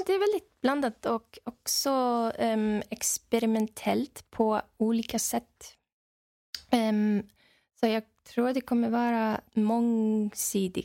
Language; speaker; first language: Swedish; non-native, fluent; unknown